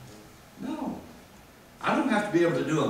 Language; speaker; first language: English; native; English